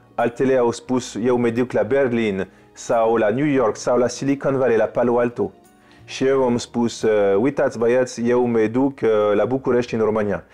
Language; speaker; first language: Romanian; non-native, fluent; French